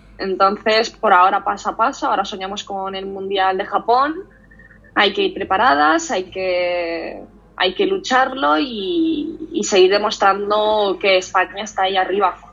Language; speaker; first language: Spanish; early bilingual, other home language; Russian